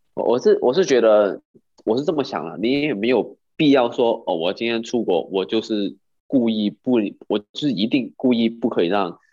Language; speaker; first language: Chinese; non-native, local second language; Cantonese